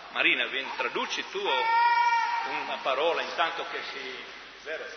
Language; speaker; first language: Italian; native; Italian